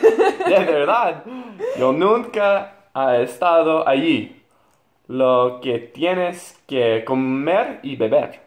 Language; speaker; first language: Spanish; non-native, learner; English